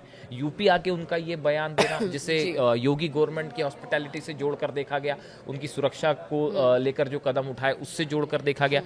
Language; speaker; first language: Hindi; native; Hindi